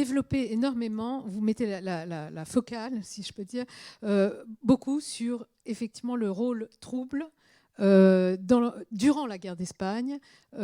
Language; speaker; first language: French; native; French